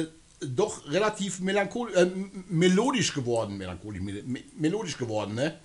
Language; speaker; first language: German; native; German